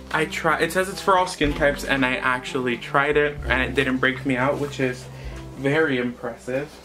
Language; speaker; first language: English; early bilingual, other home language; Spanish